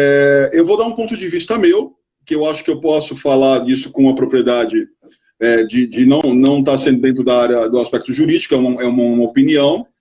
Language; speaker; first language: Portuguese; native; Portuguese